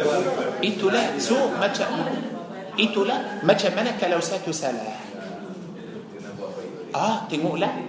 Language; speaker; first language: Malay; non-native, fluent; Arabic